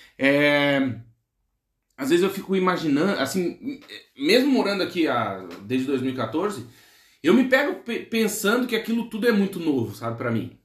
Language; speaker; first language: Portuguese; native; Portuguese